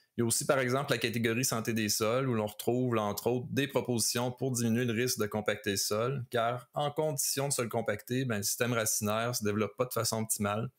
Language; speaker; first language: French; native; French